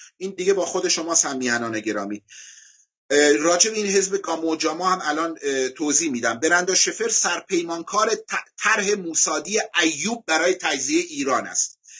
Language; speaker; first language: Persian; non-native, local second language; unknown